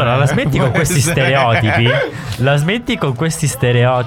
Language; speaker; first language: Italian; native; Italian